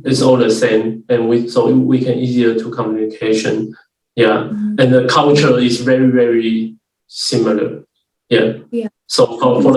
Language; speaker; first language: English; non-native, learner; Chinese